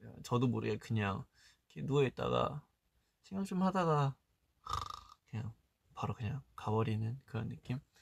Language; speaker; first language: Korean; early bilingual, heritage; Korean